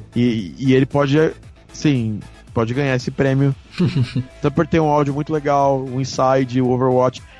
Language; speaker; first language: Portuguese; native; Portuguese